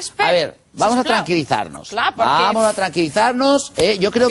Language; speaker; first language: Spanish; non-native, local second language; Catalan